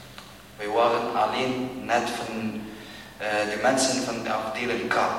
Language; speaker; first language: Dutch; non-native, learner; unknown